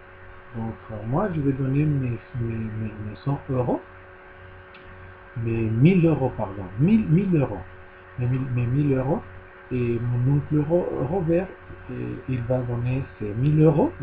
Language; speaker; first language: French; non-native, learner; Spanish